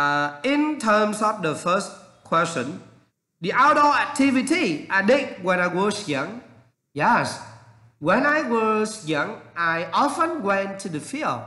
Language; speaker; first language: English; non-native, learner; Vietnamese